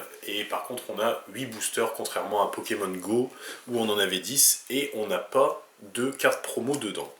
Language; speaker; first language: French; native; French